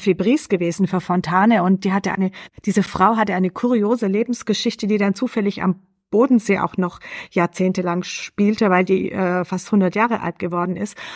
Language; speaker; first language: German; native; German